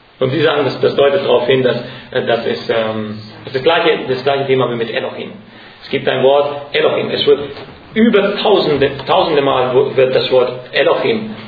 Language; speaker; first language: German; non-native, fluent; Hungarian